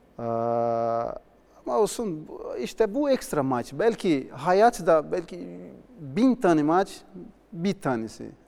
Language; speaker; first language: Turkish; non-native, learner; Portuguese